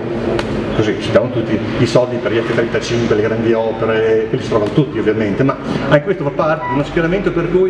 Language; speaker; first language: Italian; native; Italian